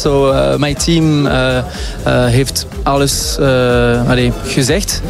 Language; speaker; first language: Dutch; non-native, local second language; French